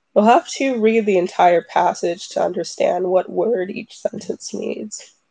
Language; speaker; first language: English; native; English